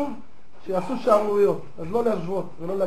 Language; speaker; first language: Hebrew; native; Hebrew